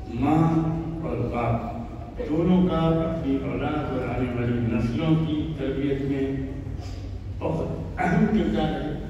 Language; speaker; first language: Urdu; native; Urdu